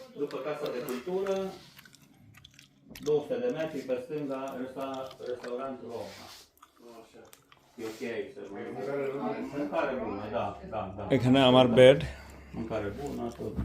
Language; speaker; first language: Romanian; non-native, learner; Bangla